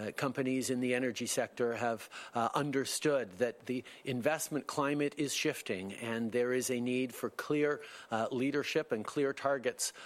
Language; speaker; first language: English; early bilingual, other home language; French